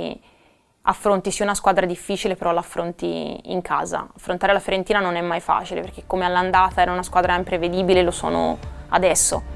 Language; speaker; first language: Italian; native; Italian